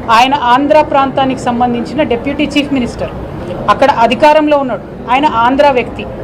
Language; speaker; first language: Telugu; native; Telugu